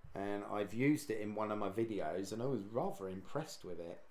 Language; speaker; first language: English; native; English